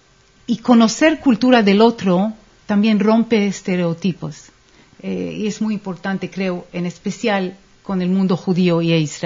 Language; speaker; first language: Spanish; non-native, fluent; Hebrew